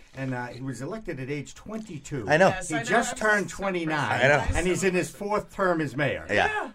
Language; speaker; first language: English; native; English